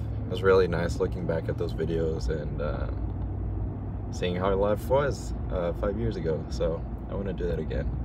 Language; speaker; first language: English; native; English